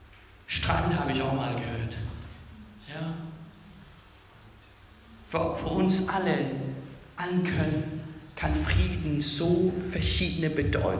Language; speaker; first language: German; non-native, fluent; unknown